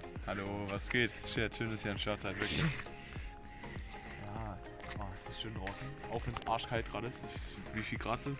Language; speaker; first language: German; native; German